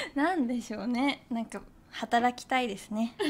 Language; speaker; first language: Japanese; native; Japanese